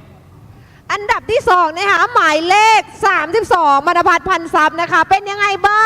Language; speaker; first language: Thai; native; Thai